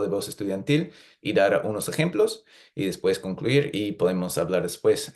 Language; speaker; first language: Spanish; non-native, fluent; English